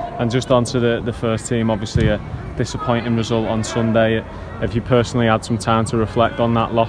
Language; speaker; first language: English; native; English